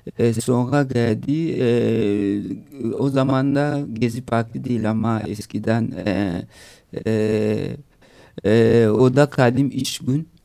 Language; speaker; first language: Turkish; non-native, learner; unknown